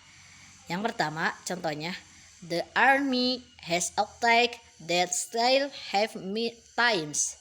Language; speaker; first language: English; non-native, learner; Indonesian